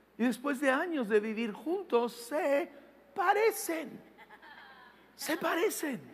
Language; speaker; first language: Spanish; non-native, fluent; English